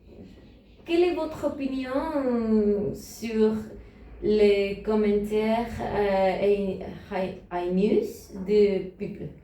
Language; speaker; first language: French; non-native, learner; Spanish